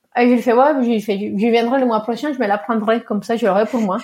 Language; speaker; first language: French; early bilingual, other home language; Spanish